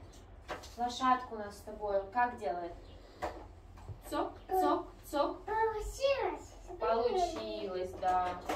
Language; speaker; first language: Russian; native; Russian